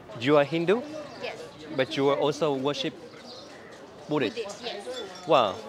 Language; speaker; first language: English; non-native, learner; Vietnamese